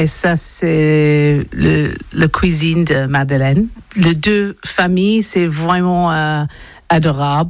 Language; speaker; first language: French; non-native, learner; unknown